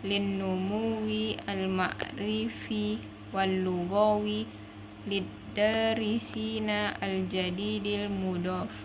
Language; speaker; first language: Arabic; non-native, learner; Indonesian